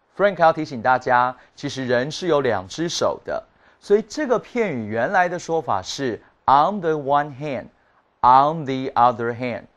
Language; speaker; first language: Chinese; native; Chinese